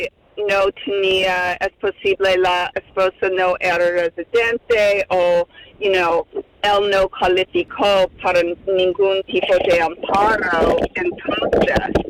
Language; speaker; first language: Spanish; non-native, fluent; English